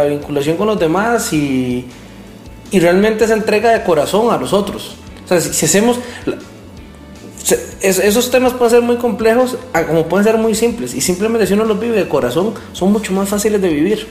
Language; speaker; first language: Spanish; native; Spanish